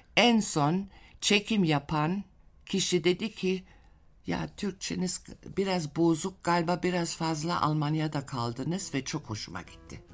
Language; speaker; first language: Turkish; non-native, fluent; German